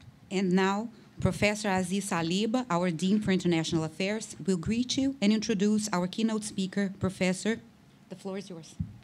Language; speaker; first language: English; non-native, fluent; Portuguese